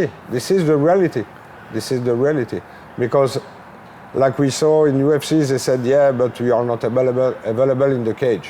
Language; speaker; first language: English; non-native, learner; French